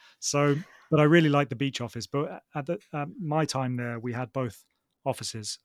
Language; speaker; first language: English; native; English